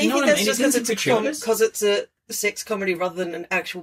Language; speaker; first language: English; native; English